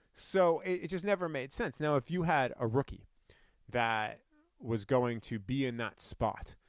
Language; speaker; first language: English; native; English